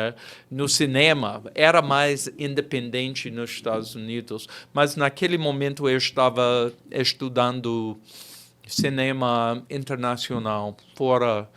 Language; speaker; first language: Portuguese; non-native, fluent; English